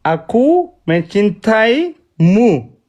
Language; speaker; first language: Indonesian; non-native, learner; Oromo